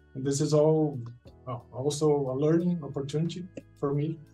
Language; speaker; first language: English; non-native, fluent; Portuguese